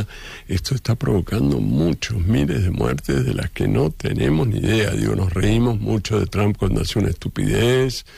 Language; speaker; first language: Spanish; native; Spanish